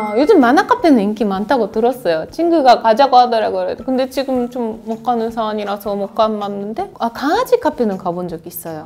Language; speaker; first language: Korean; non-native, fluent; Japanese